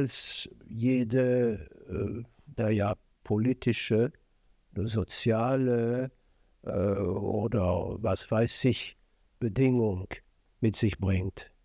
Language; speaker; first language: German; non-native, fluent; French